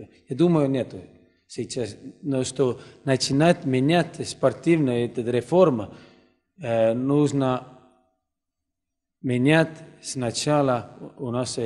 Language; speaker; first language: Russian; non-native, learner; Estonian